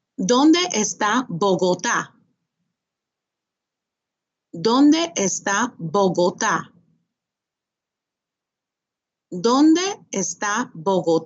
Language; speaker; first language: Spanish; non-native, fluent; English